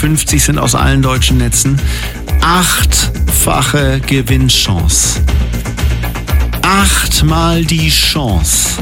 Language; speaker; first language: German; native; German